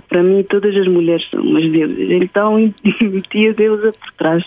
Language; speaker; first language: Portuguese; early bilingual, heritage; Portuguese